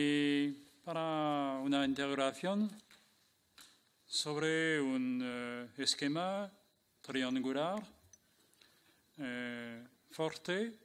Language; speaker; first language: Spanish; non-native, fluent; French